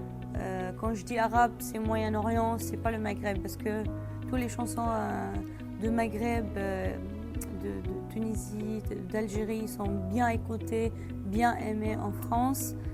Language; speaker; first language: French; non-native, fluent; Arabic